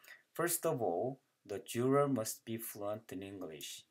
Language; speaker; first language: English; non-native, fluent; Korean